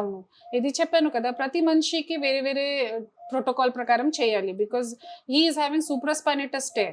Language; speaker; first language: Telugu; non-native, fluent; Hindi